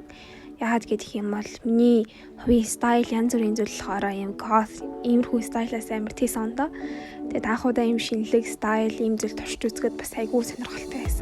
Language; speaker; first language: Mongolian; native; Mongolian